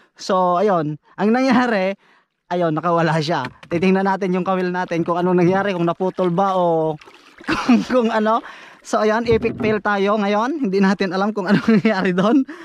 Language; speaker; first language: Filipino; non-native, local second language; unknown